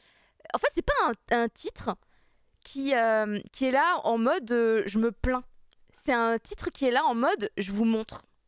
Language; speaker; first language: French; native; French